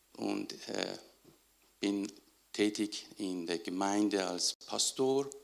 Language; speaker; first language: German; non-native, fluent; Persian